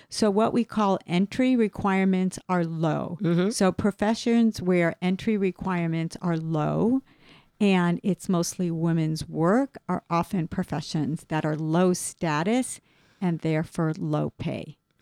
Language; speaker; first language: English; native; English